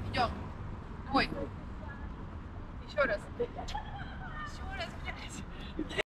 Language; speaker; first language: Russian; native; Russian